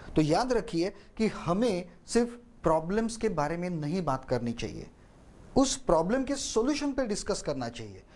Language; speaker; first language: Hindi; native; Hindi